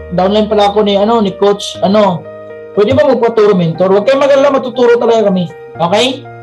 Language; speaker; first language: Filipino; non-native, local second language; Cebuano